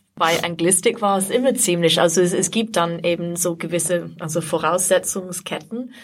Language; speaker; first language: German; non-native, fluent; English